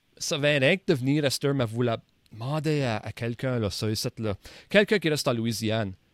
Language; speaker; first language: French; native; French